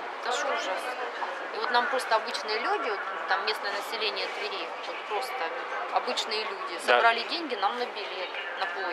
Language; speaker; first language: Russian; native; Russian